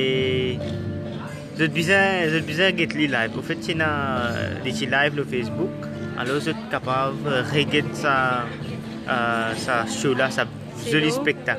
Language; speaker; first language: French; non-native, learner; Morisyen